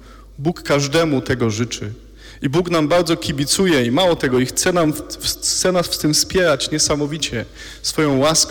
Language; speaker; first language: Polish; native; Polish